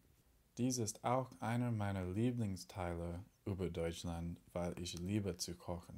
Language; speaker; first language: German; non-native, learner; English